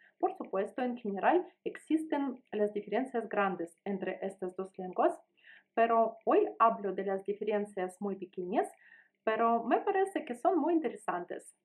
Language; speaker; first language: Spanish; non-native, learner; Russian